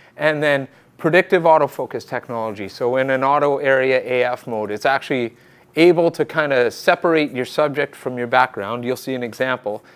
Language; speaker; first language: English; native; English